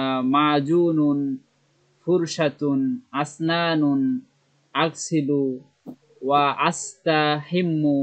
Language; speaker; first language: Arabic; non-native, learner; Bangla